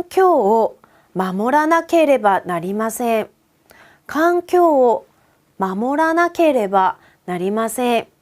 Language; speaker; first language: Japanese; non-native, fluent; Korean